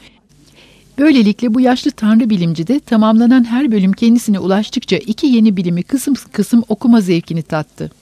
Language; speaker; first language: Turkish; native; Turkish